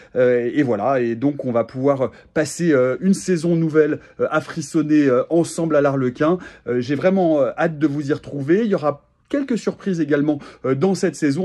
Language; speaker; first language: French; native; French